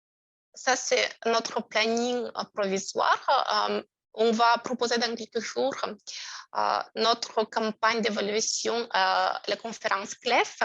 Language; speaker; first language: French; non-native, fluent; Russian